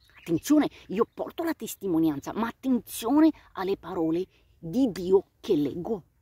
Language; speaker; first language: Italian; non-native, fluent; Romanian